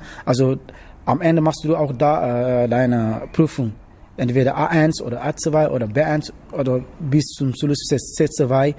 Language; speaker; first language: German; non-native, learner; Wolof